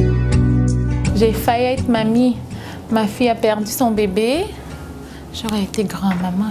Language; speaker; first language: French; non-native, local second language; Innu-aimun